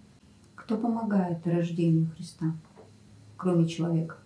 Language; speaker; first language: Russian; native; Russian